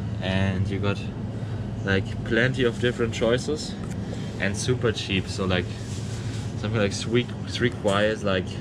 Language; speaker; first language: English; non-native, fluent; German